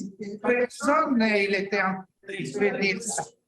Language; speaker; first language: French; non-native, learner; Italian